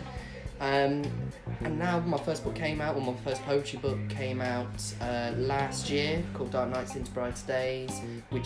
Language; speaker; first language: English; native; English